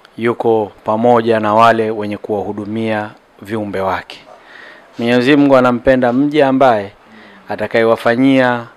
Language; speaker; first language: Swahili; native; Swahili